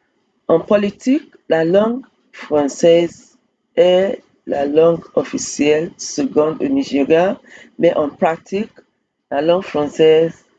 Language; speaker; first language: French; non-native, fluent; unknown